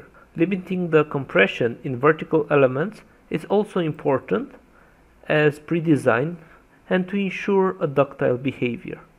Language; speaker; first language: English; non-native, fluent; Romanian